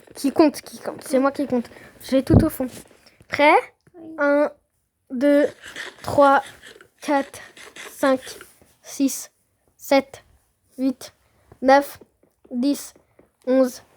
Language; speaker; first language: French; native; French